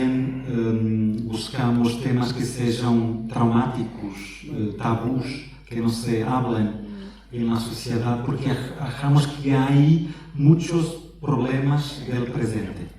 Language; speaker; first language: Spanish; non-native, fluent; Portuguese